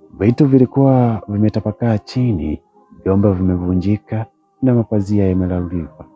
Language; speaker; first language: Swahili; native; Swahili